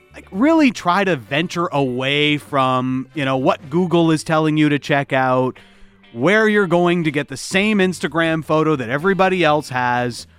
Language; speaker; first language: English; early bilingual, other home language; Italian